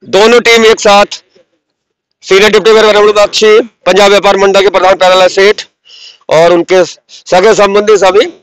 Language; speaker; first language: Hindi; non-native, local second language; Punjabi